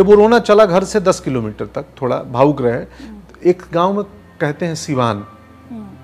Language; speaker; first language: Hindi; native; Hindi